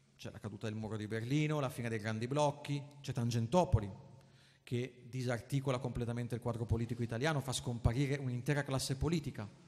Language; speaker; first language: Italian; native; Italian